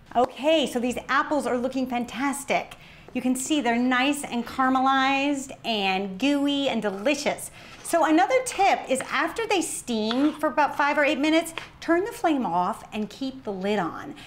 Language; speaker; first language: English; native; English